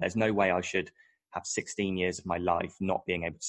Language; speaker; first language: English; native; English